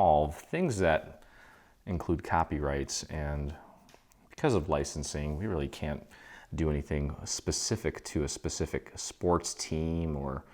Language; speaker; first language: English; native; English